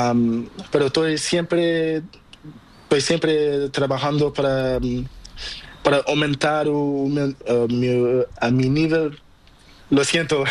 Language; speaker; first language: Spanish; non-native, learner; Portuguese